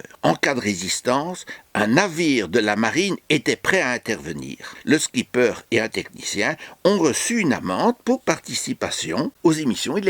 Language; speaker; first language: French; native; French